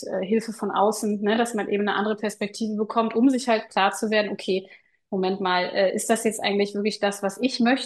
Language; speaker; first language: German; native; German